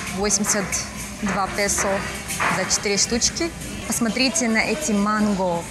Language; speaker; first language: Russian; native; Russian